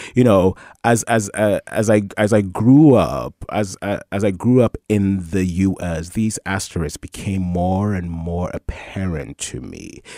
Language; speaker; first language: English; early bilingual, other home language; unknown